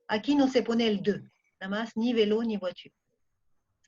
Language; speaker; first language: Spanish; non-native, fluent; French